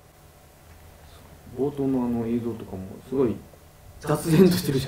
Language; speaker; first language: Japanese; native; Japanese